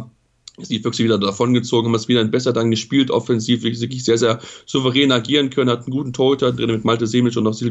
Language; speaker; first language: German; native; German